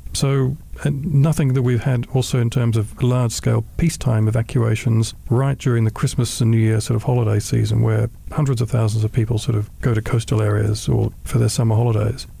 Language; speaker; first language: English; native; English